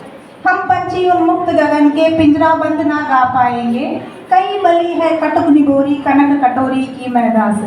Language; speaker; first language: Hindi; non-native, local second language; Telugu